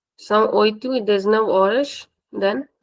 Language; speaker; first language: Portuguese; non-native, fluent; Hindi